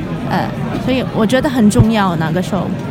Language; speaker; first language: Chinese; non-native, local second language; Cantonese